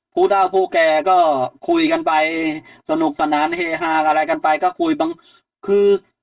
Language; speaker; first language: Thai; native; Thai